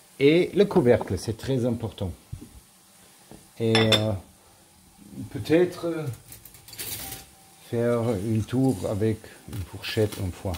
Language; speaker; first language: French; non-native, learner; German